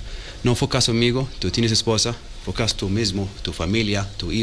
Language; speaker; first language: Spanish; non-native, learner; Arabic